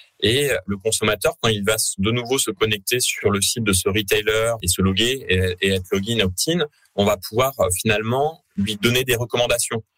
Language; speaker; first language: French; native; French